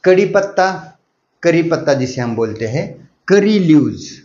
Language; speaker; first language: Hindi; non-native, local second language; Marathi